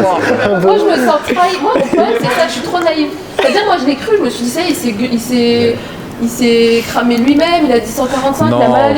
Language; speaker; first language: French; native; French